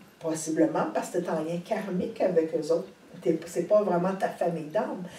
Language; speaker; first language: French; native; French